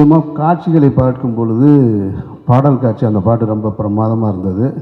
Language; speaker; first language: Tamil; native; Tamil